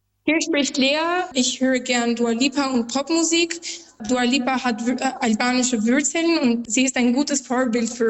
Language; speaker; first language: German; non-native, learner; Albanian